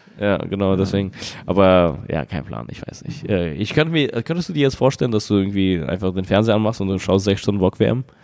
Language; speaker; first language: German; early bilingual, other home language; Russian